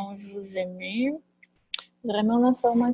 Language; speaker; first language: French; non-native, fluent; Portuguese